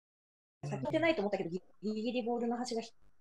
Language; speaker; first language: Japanese; native; Japanese